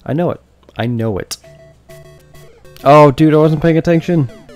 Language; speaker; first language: English; native; English